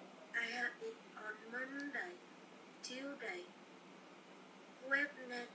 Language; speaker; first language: English; non-native, learner; Vietnamese